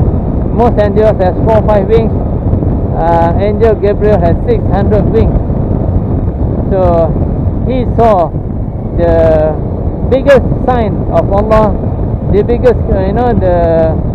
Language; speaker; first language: English; non-native, local second language; Malay